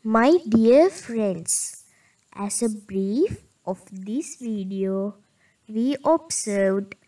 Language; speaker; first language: English; non-native, local second language; Sinhala